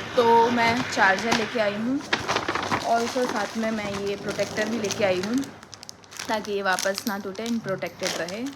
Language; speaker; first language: Hindi; non-native, local second language; Gujarati